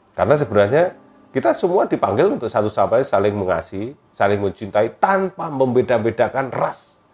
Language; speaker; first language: Indonesian; native; Indonesian